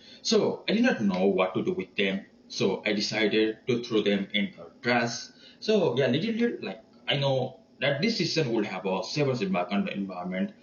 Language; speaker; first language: English; non-native, learner; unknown